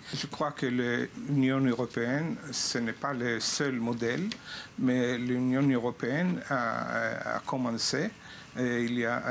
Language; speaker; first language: French; non-native, fluent; Hebrew